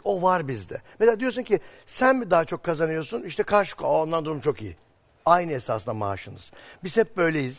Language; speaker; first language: Turkish; native; Turkish